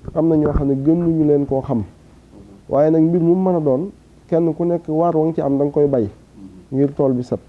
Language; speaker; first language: Wolof; native; Wolof